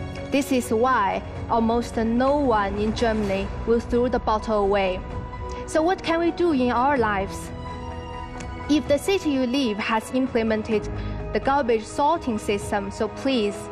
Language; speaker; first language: English; non-native, fluent; Chinese